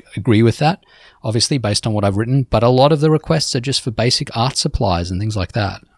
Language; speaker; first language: English; native; English